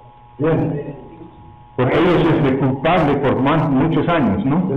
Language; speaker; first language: Spanish; non-native, learner; English